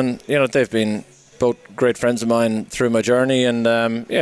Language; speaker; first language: English; native; English